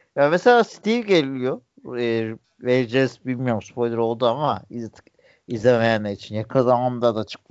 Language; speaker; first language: Turkish; native; Turkish